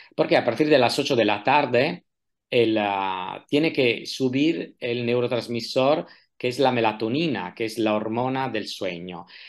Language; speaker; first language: Spanish; non-native, fluent; Italian